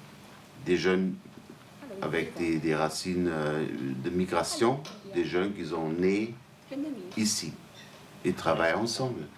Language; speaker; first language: French; non-native, fluent; German